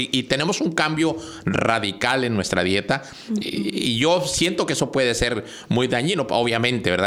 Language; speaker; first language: Spanish; native; Spanish